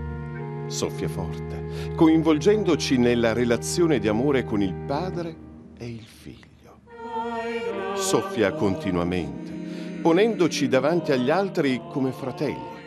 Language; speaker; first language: Italian; native; Italian